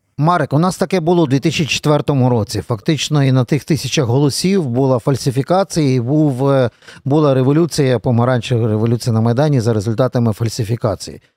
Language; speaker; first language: Ukrainian; native; Ukrainian